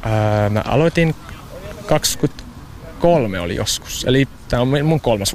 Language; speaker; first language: Finnish; non-native, fluent; English